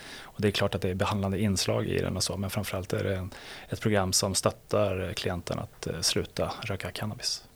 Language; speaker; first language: Swedish; native; Swedish